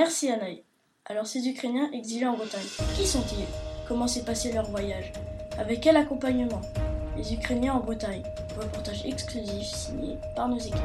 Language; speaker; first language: French; native; French